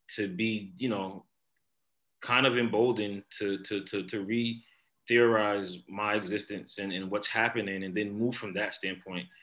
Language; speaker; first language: English; native; English